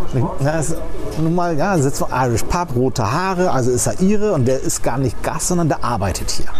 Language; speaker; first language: German; early bilingual, other home language; Turkish